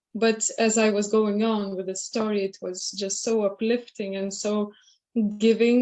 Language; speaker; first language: English; non-native, fluent; Lithuanian